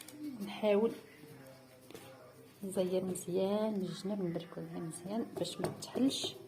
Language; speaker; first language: Arabic; native; Arabic